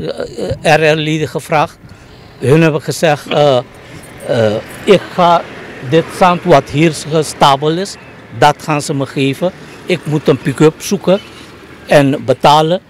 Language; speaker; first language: Dutch; non-native, local second language; Caribbean Hindustani